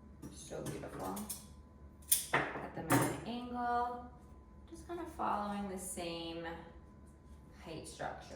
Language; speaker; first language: English; native; English